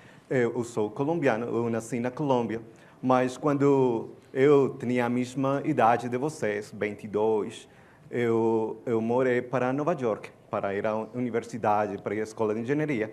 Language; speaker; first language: Portuguese; non-native, learner; Spanish